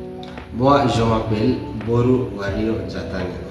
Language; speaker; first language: French; non-native, learner; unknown